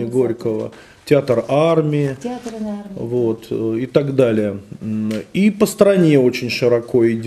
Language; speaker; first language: Russian; native; Russian